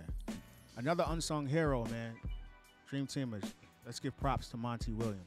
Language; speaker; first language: English; native; English